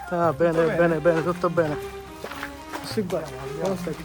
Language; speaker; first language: Italian; non-native, learner; Bangla